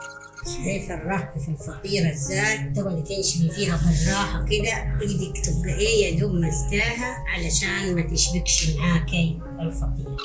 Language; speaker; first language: Arabic; native; Arabic